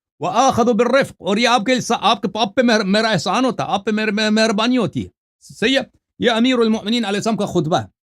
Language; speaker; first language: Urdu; non-native, fluent; Persian